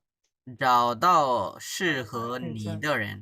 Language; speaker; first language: Chinese; non-native, fluent; Bangla